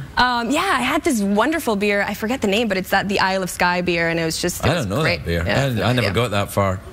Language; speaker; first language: English; non-native, fluent; Spanish